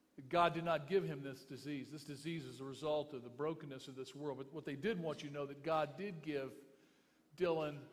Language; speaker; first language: English; native; English